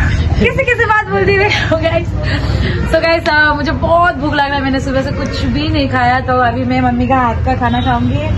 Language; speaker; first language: Hindi; non-native, local second language; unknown